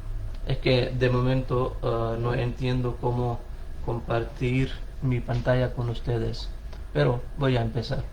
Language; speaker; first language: Spanish; non-native, fluent; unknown